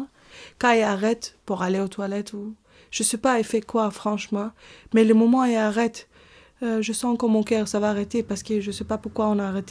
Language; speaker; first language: French; non-native, learner; Arabic